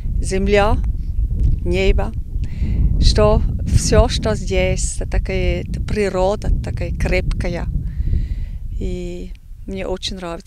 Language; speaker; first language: Russian; non-native, learner; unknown